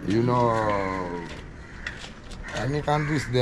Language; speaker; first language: English; non-native, learner; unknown